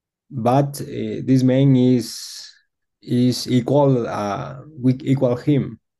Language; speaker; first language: English; non-native, learner; Spanish